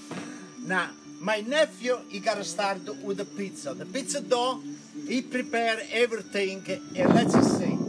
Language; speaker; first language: English; non-native, learner; Italian